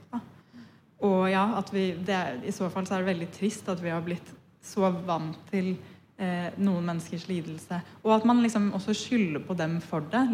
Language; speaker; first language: Norwegian; early bilingual, other home language; Punjabi